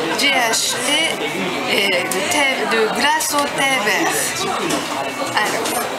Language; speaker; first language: French; non-native, learner; Japanese